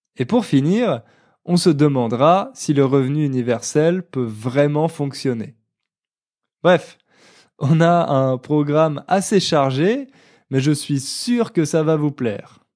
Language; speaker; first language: French; native; French